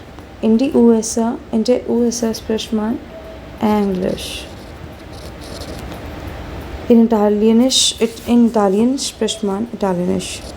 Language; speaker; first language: German; non-native, learner; Hindi